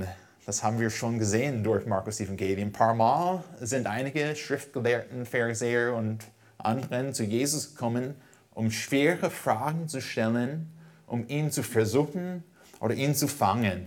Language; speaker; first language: German; non-native, fluent; English